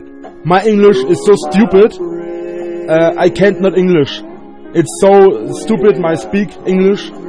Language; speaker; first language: English; non-native, learner; German